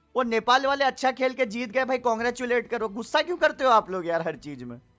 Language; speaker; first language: Hindi; native; Hindi